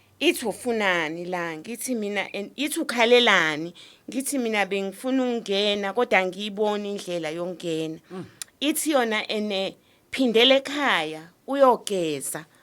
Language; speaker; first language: Zulu; native; Zulu